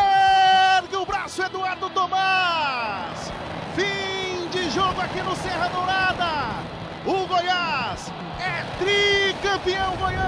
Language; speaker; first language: Portuguese; native; Portuguese